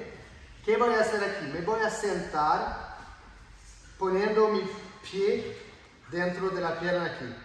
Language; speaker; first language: Spanish; non-native, learner; French